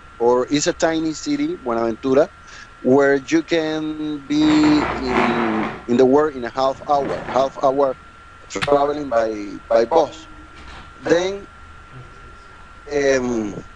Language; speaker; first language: English; non-native, learner; Spanish